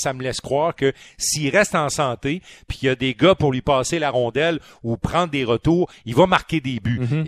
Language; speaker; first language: French; native; French